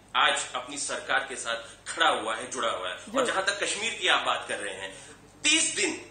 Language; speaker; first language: Hindi; native; Hindi